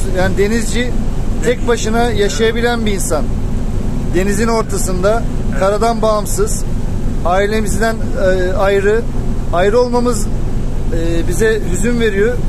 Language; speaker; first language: Turkish; native; Turkish